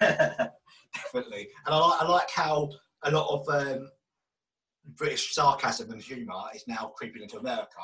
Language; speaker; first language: English; native; English